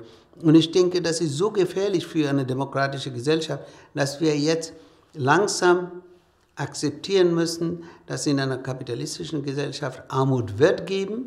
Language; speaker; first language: German; non-native, fluent; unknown